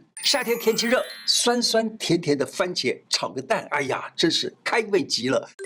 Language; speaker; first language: Chinese; native; Chinese